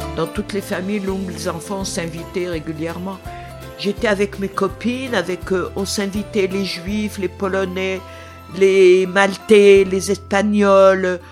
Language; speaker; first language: French; non-native, local second language; Kabyle